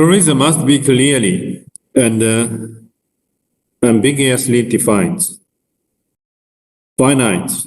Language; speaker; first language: English; non-native, learner; Chinese